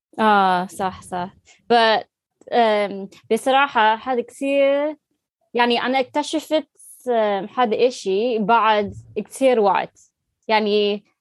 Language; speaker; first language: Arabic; non-native, learner; English